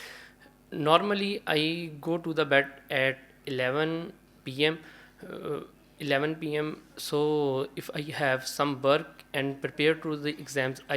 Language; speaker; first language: English; non-native, learner; Urdu